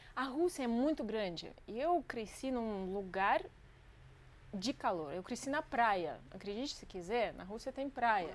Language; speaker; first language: Portuguese; non-native, fluent; Ukrainian